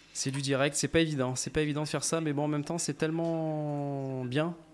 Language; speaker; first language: French; native; French